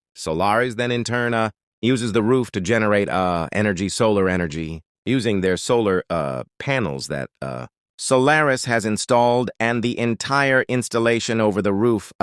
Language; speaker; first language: English; non-native, local second language; Filipino